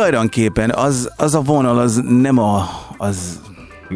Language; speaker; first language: Hungarian; non-native, fluent; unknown